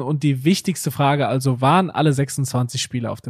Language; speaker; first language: German; native; German